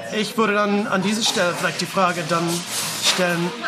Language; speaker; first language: German; non-native, fluent; English